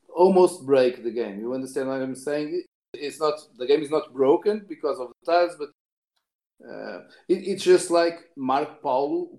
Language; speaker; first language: English; non-native, fluent; Portuguese